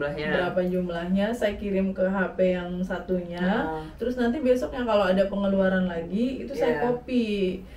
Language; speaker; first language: Indonesian; native; Indonesian